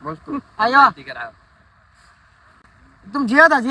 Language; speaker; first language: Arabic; non-native, learner; Bangla